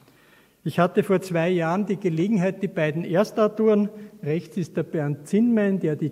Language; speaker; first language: German; native; German